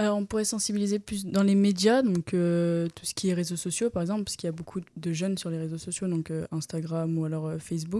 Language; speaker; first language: French; native; French